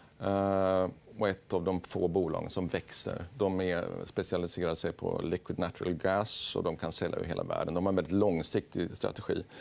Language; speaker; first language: Swedish; native; Swedish